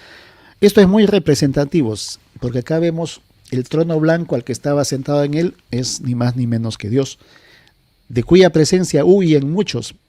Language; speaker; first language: Spanish; native; Spanish